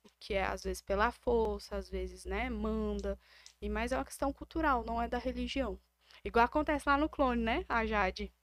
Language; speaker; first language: Portuguese; native; Portuguese